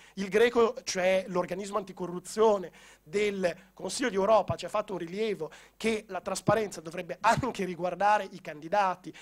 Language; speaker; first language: Italian; native; Italian